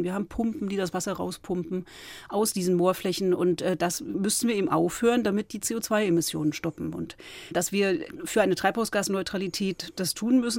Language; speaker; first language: German; native; German